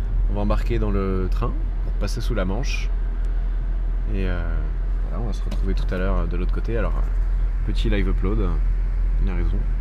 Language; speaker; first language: French; native; French